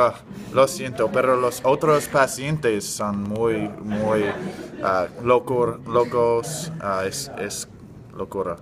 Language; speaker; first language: Spanish; non-native, learner; English